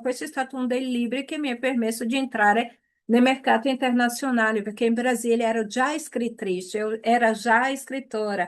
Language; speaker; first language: Italian; early bilingual, heritage; Portuguese